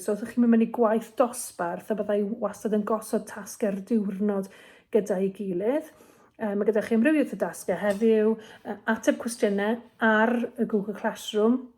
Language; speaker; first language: Welsh; native; Welsh